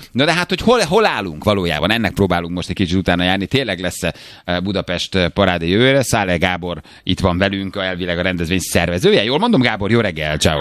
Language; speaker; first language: Hungarian; native; Hungarian